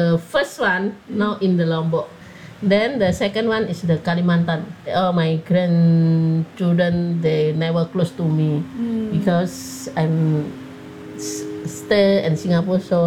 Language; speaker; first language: English; non-native, local second language; Indonesian